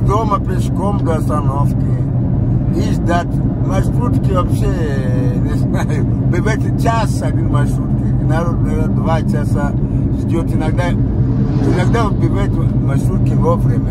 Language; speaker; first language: Russian; non-native, learner; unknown